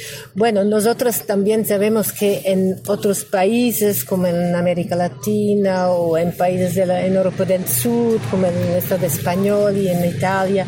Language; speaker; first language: Spanish; non-native, learner; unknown